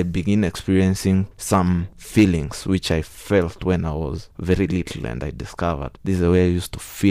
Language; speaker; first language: English; non-native, local second language; Kikuyu